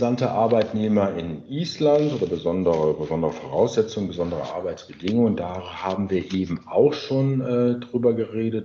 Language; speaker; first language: German; native; German